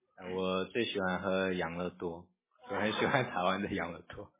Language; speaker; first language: Chinese; early bilingual, heritage; English